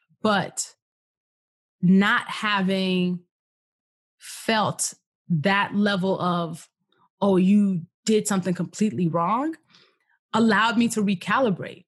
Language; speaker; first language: English; non-native, local second language; Yoruba